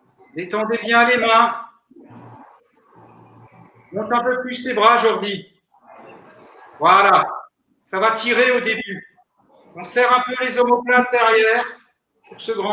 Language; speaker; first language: French; native; French